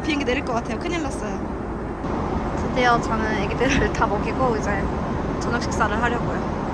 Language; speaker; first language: Korean; native; Korean